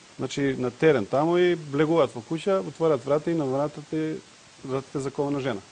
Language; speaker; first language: Macedonian; non-native, local second language; Serbian